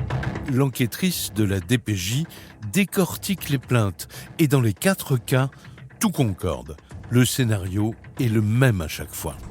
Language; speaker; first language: French; native; French